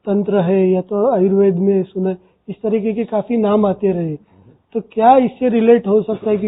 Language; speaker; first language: Hindi; non-native, local second language; Marathi